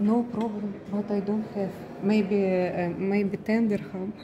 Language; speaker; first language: English; non-native, learner; Russian